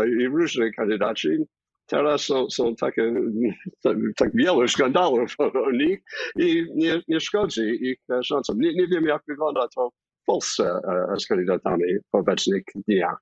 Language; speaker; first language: Polish; non-native, fluent; English